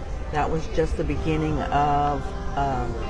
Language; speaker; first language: English; native; English